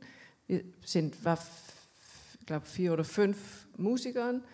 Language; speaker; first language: German; non-native, fluent; Danish